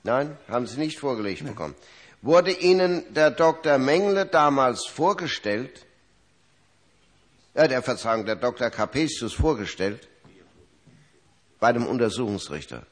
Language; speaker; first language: German; native; German